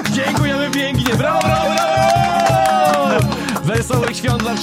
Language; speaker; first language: Polish; native; Polish